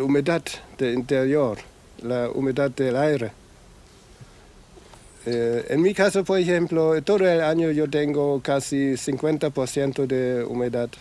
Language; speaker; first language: Spanish; non-native, fluent; German